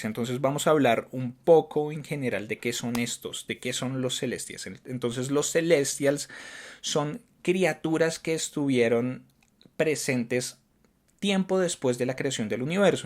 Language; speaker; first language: Spanish; native; Spanish